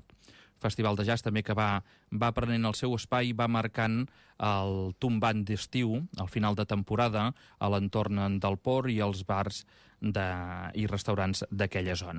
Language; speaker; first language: Catalan; native; Catalan